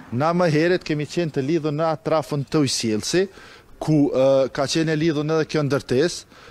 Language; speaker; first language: Albanian; native; Albanian